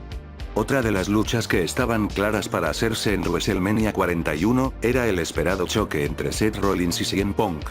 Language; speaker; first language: Spanish; native; Spanish